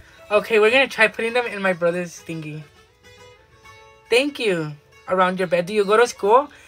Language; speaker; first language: English; early bilingual, other home language; Spanish